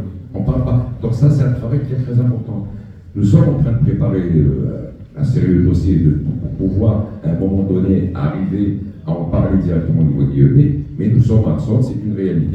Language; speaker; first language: French; non-native, local second language; Arabic